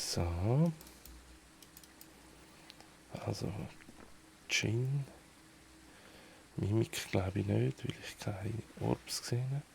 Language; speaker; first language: German; native; German